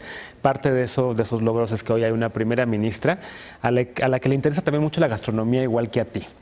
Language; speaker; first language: Spanish; native; Spanish